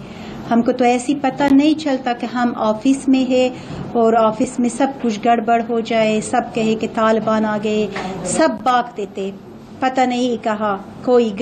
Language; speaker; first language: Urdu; non-native, fluent; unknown